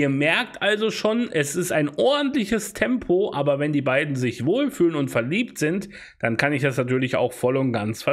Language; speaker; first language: German; native; German